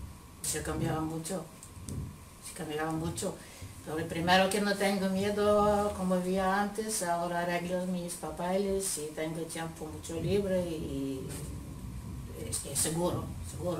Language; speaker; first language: Spanish; non-native, learner; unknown